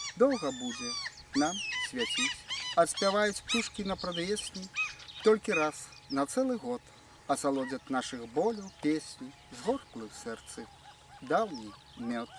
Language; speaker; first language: Belarusian; native; Belarusian